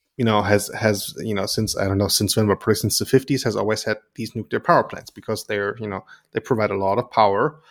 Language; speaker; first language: English; non-native, fluent; German